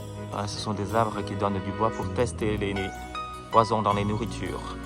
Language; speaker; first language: French; non-native, fluent; Vietnamese